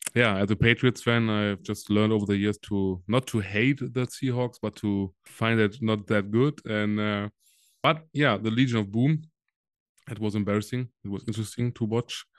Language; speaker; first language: English; non-native, fluent; German